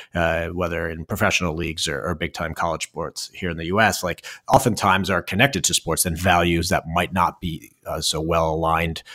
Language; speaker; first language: English; native; English